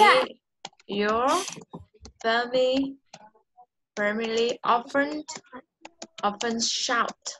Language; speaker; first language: English; non-native, learner; Vietnamese